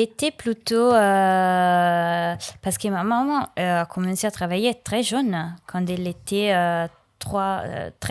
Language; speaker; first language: French; non-native, learner; Italian